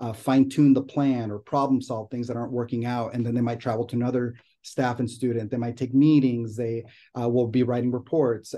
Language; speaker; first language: English; native; English